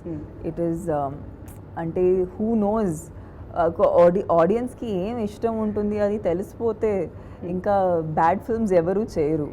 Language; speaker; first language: Telugu; non-native, fluent; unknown